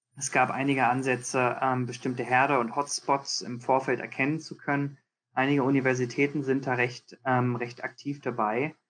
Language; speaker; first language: German; early bilingual, heritage; German